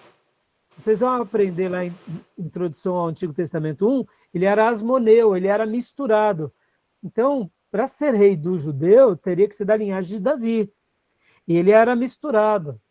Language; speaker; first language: Portuguese; native; Portuguese